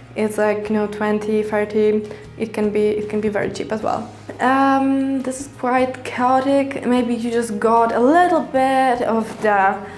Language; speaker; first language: English; non-native, fluent; Polish